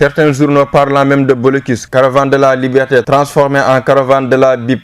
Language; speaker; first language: French; non-native, local second language; Wolof